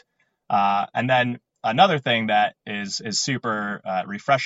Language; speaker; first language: English; native; English